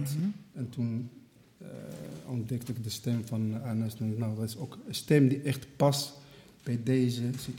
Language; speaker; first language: Dutch; non-native, fluent; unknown